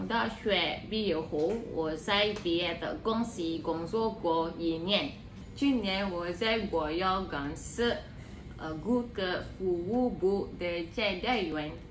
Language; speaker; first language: Chinese; non-native, learner; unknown